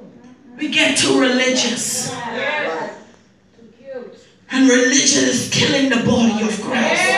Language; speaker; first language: English; native; English